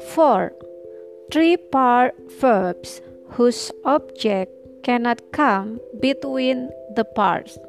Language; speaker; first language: English; non-native, fluent; Indonesian